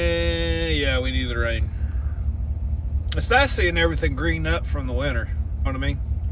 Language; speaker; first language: English; native; English